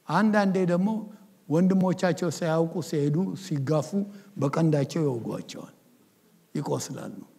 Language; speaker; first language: Amharic; native; Amharic